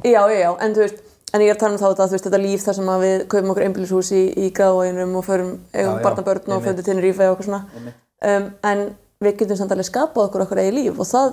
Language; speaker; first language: Icelandic; native; Icelandic